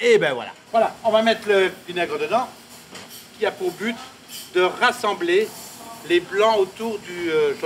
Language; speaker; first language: French; native; French